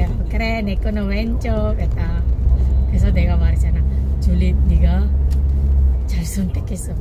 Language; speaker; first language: Korean; non-native, learner; Filipino